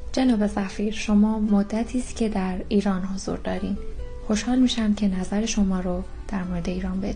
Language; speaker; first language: Persian; native; Persian